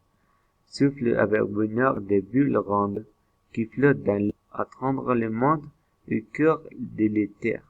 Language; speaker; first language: French; non-native, learner; Spanish